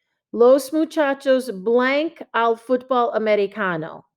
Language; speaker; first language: Spanish; non-native, fluent; English